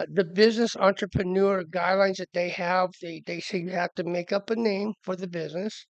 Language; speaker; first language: English; native; English